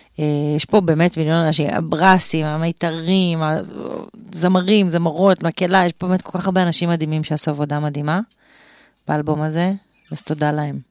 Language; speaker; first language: Hebrew; native; Hebrew